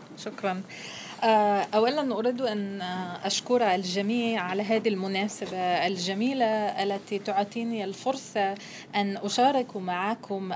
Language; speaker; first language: Arabic; non-native, fluent; Hebrew